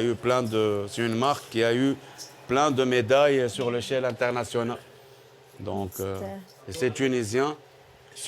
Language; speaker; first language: French; non-native, local second language; Arabic